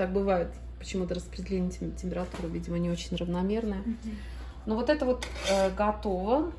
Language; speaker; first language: Russian; native; Russian